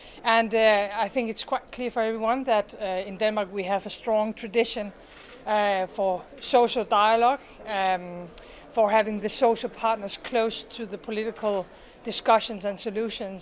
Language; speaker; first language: English; non-native, fluent; Danish